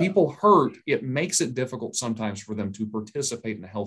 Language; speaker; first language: English; native; English